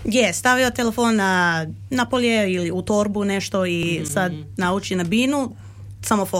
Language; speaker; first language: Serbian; early bilingual, heritage; Serbian